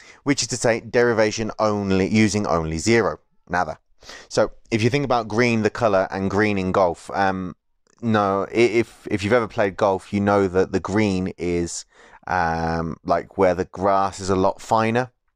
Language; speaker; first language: English; native; English